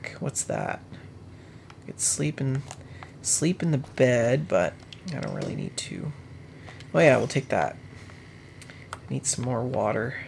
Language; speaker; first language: English; native; English